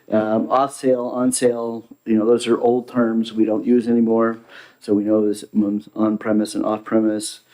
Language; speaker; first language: English; native; English